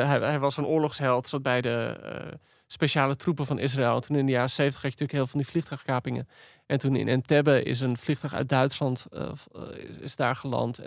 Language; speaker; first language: Dutch; native; Dutch